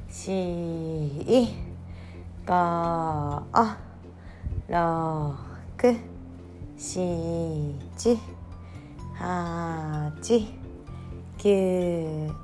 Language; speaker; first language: Japanese; native; Japanese